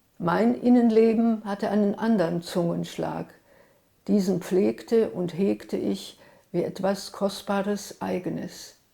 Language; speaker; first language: German; early bilingual, other home language; Hungarian